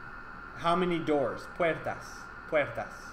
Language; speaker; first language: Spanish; non-native, fluent; English